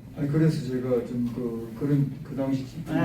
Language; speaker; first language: Korean; native; Korean